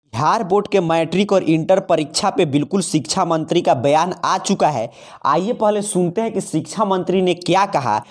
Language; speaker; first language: Hindi; native; Hindi